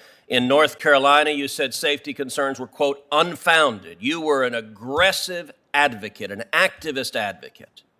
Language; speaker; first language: English; native; English